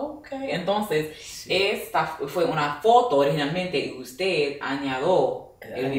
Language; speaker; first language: Spanish; non-native, fluent; English